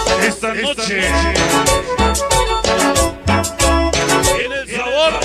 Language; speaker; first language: Spanish; native; Spanish